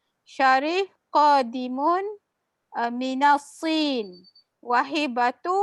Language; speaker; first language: Arabic; non-native, learner; Malay